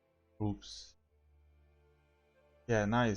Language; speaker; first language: English; non-native, learner; Polish